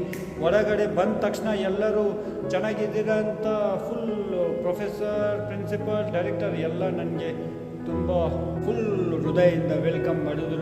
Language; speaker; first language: Kannada; non-native, fluent; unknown